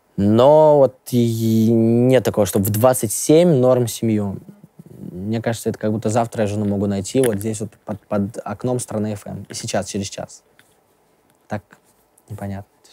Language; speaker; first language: Russian; native; Russian